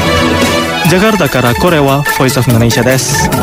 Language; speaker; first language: Japanese; non-native, fluent; Indonesian